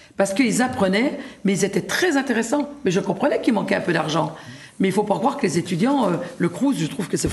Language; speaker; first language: French; native; French